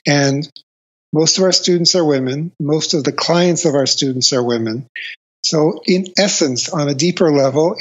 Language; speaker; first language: English; native; English